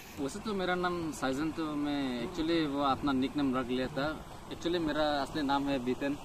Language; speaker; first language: Hindi; non-native, local second language; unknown